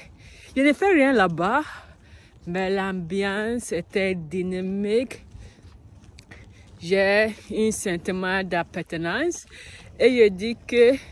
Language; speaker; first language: French; non-native, learner; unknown